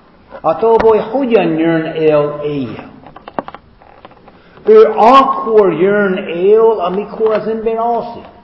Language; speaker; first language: Hungarian; non-native, fluent; English